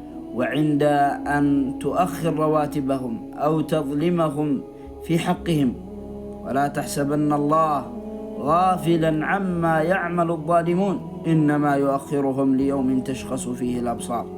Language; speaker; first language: Arabic; native; Arabic